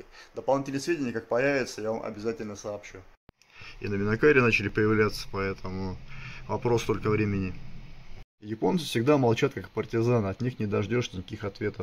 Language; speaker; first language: Russian; native; Russian